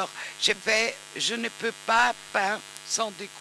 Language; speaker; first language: French; non-native, learner; German